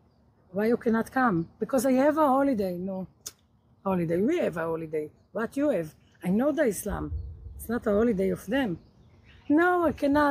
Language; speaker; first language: English; non-native, learner; Hebrew